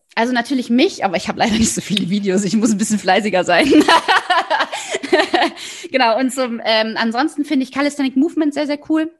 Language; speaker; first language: German; native; German